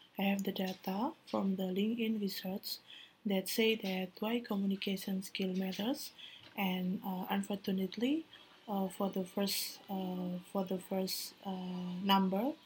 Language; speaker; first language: English; non-native, learner; Indonesian